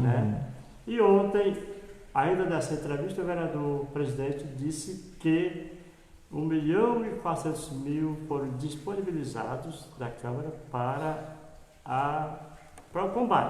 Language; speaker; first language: Portuguese; native; Portuguese